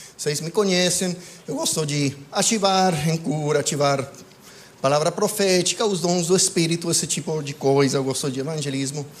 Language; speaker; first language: Portuguese; non-native, fluent; English